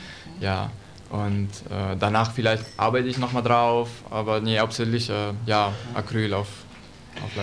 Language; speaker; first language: German; non-native, learner; Italian